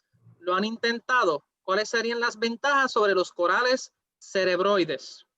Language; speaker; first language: Spanish; native; Spanish